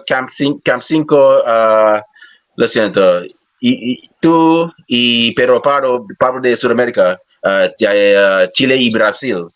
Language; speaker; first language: Spanish; non-native, learner; English